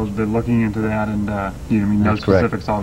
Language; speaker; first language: English; native; English